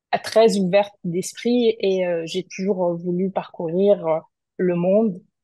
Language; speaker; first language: French; non-native, fluent; Portuguese